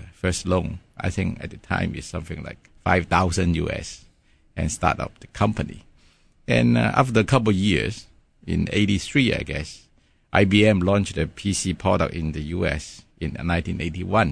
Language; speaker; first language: English; non-native, local second language; Cantonese